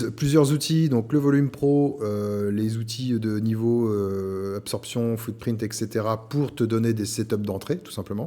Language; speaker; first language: French; native; French